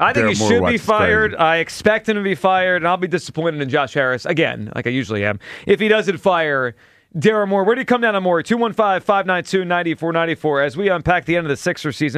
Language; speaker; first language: English; native; English